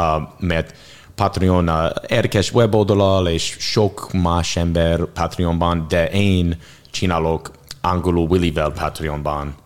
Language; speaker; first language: Hungarian; non-native, learner; English